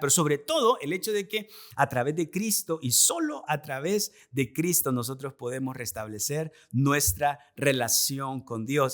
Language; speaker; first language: Spanish; native; Spanish